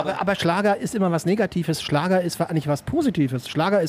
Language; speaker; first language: German; native; German